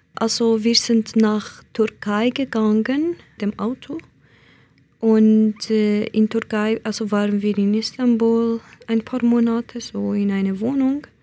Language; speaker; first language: German; non-native, learner; Central Kurdish